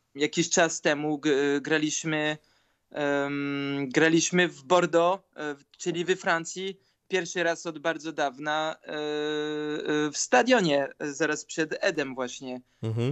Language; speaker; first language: Polish; early bilingual, heritage; Polish